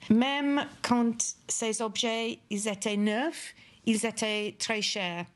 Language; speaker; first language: French; non-native, fluent; English